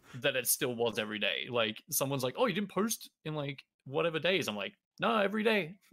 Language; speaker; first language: English; native; English